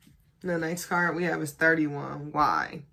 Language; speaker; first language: English; native; English